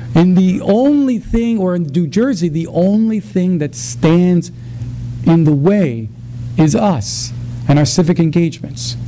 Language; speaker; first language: English; early bilingual, other home language; Spanish